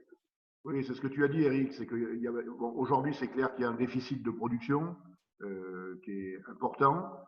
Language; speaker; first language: French; native; French